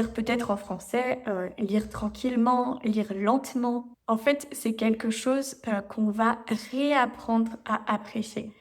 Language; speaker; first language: French; native; French